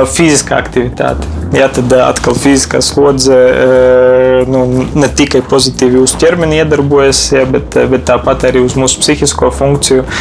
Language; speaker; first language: Latvian; non-native, local second language; Russian